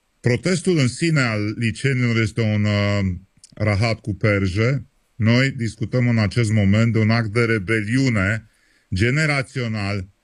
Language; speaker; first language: Romanian; native; Romanian